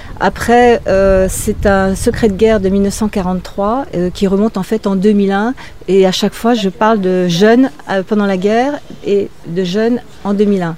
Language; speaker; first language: French; native; French